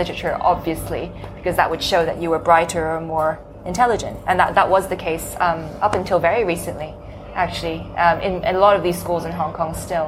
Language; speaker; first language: English; non-native, local second language; Cantonese